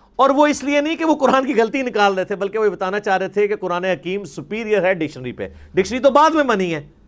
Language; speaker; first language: Urdu; non-native, local second language; Punjabi